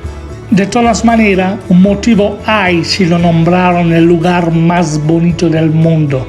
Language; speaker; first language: Spanish; non-native, fluent; Italian